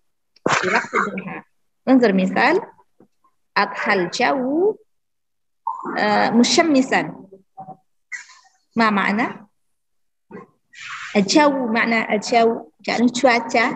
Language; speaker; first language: Arabic; non-native, fluent; Indonesian